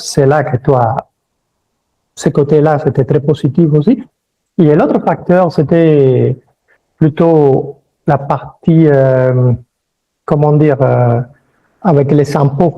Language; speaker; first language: French; early bilingual, other home language; Spanish